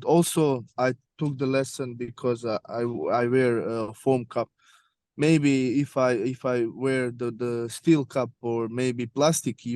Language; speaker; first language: English; non-native, learner; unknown